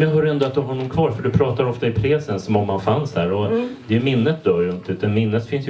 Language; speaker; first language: Swedish; native; Swedish